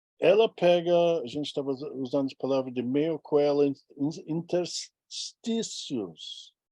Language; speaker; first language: Portuguese; non-native, fluent; English